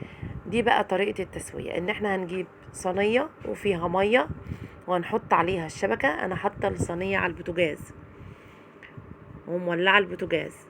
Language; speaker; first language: Arabic; native; Arabic